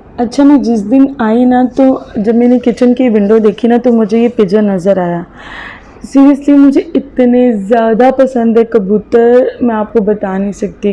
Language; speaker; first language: Urdu; native; Urdu